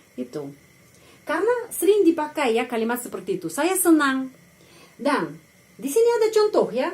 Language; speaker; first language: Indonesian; non-native, fluent; Russian